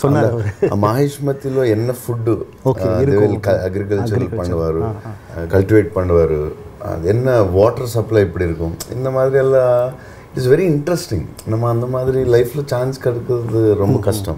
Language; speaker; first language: Tamil; non-native, learner; Telugu